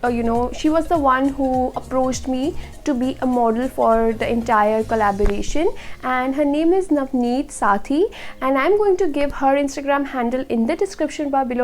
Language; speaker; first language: English; non-native, local second language; Hindi